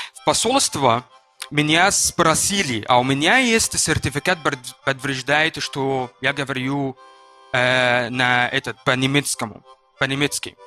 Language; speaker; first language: Russian; non-native, learner; Arabic